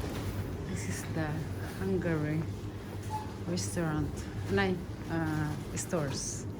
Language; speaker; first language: English; non-native, local second language; Filipino